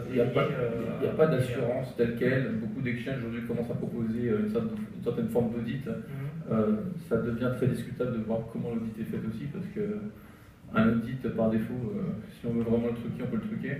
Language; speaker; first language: French; native; French